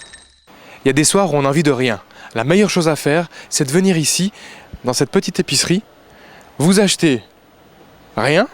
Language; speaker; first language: French; native; French